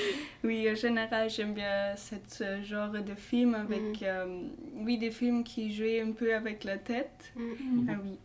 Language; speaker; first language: French; non-native, learner; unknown